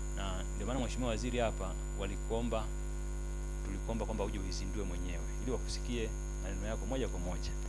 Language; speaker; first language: Swahili; native; Swahili